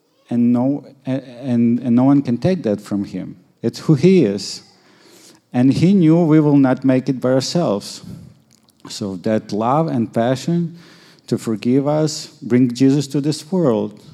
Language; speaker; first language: English; non-native, fluent; Ukrainian